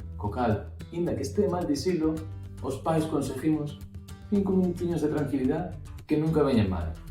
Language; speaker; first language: Galician; native; Galician